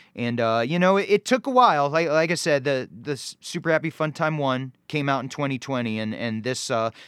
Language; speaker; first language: English; native; English